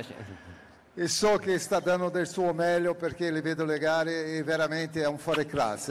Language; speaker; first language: Italian; non-native, fluent; Portuguese